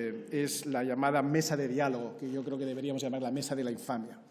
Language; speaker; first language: Spanish; native; Spanish